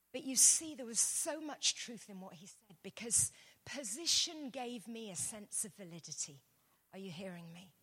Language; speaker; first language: English; native; English